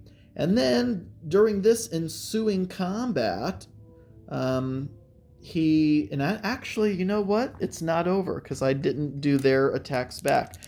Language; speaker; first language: English; native; English